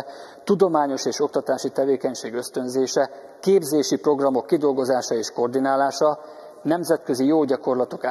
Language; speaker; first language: Hungarian; native; Hungarian